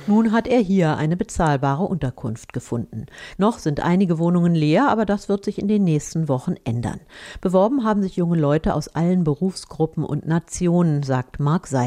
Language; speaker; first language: German; native; German